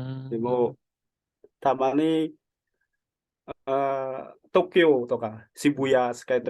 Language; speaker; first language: Japanese; non-native, learner; Indonesian